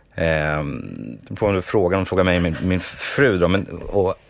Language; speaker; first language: Swedish; native; Swedish